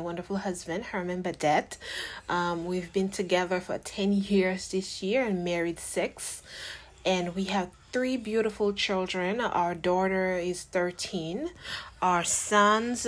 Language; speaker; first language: English; non-native, fluent; Haitian Creole